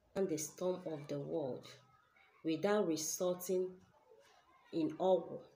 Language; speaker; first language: English; non-native, local second language; Igbo